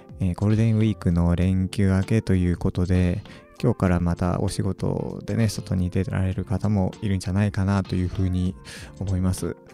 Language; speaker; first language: Japanese; native; Japanese